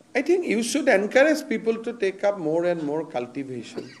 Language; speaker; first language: English; non-native, local second language; Assamese